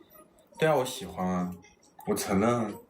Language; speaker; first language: Chinese; native; Chinese